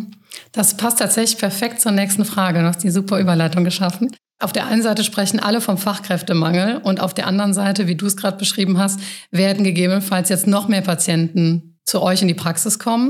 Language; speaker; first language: German; native; German